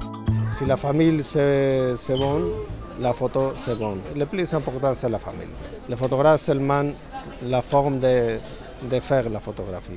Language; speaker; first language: French; non-native, learner; Spanish